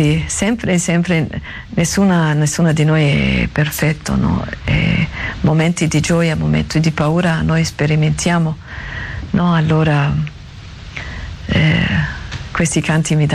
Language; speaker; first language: Italian; non-native, learner; Arabic